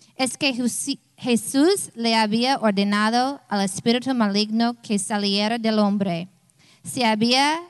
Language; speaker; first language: Spanish; non-native, fluent; English